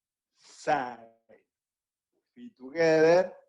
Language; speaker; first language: English; non-native, fluent; Spanish